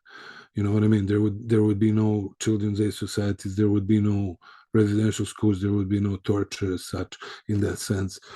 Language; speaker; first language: English; early bilingual, other home language; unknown